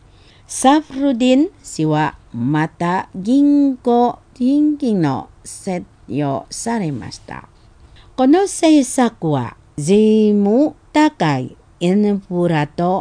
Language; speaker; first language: Japanese; non-native, fluent; Indonesian